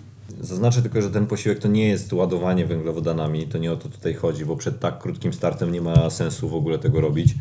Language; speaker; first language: Polish; native; Polish